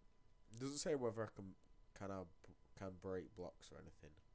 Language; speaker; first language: English; native; English